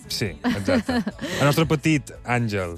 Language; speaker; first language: Catalan; native; Catalan